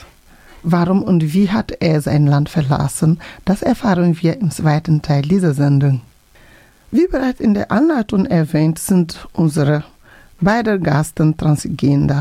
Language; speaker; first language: German; non-native, fluent; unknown